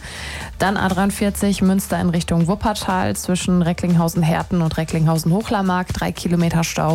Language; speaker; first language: German; native; German